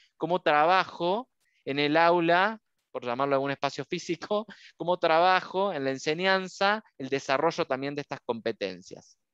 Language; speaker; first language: Spanish; native; Spanish